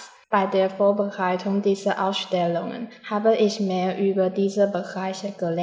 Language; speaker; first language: German; non-native, learner; Chinese